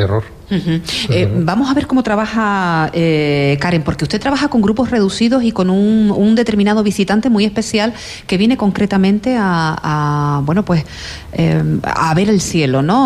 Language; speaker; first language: Spanish; native; Spanish